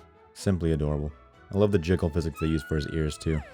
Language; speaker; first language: English; native; English